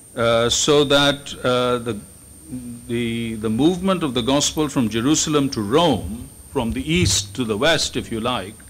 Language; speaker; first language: English; non-native, local second language; Urdu